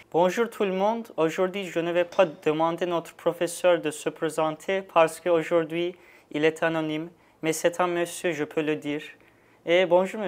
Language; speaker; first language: French; non-native, learner; Turkish